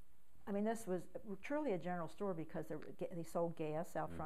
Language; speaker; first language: English; native; English